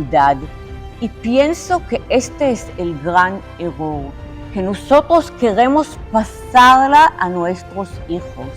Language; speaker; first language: Spanish; non-native, fluent; Hebrew